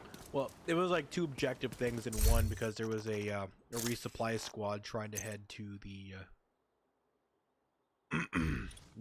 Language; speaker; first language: English; native; English